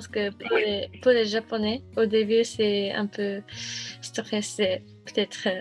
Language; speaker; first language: French; non-native, learner; Japanese